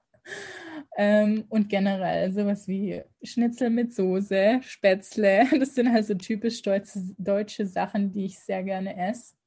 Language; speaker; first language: German; native; German